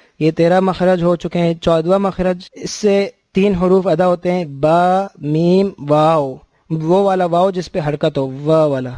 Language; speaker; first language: Urdu; native; Urdu